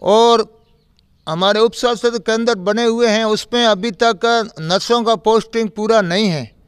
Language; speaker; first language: Hindi; native; Hindi